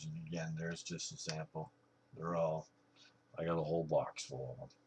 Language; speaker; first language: English; native; English